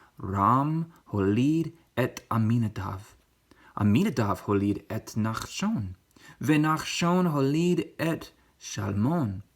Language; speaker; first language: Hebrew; non-native, learner; English